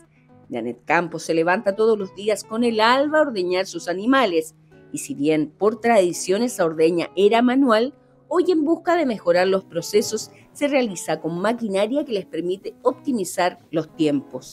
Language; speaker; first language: Spanish; native; Spanish